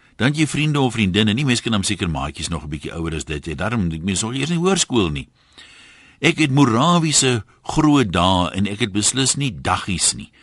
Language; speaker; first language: Afrikaans; native; Afrikaans